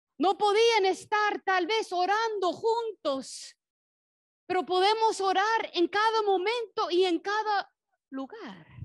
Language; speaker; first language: Spanish; non-native, fluent; English